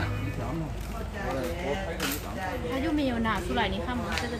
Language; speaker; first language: Chinese; non-native, fluent; Lao